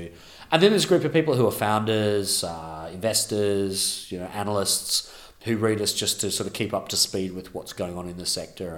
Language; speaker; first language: English; native; English